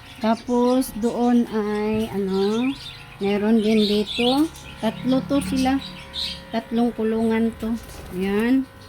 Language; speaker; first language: Filipino; non-native, local second language; Cebuano